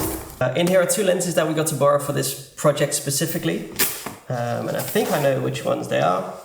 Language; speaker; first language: English; non-native, fluent; Dutch